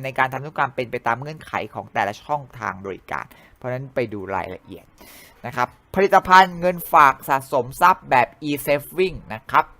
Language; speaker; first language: Thai; native; Thai